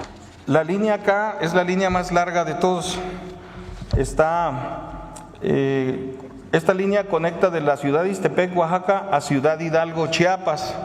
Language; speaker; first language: Spanish; native; Spanish